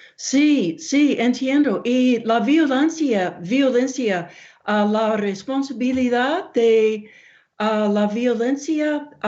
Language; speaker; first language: Spanish; non-native, learner; English